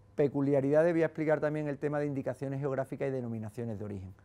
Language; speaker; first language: Spanish; native; Spanish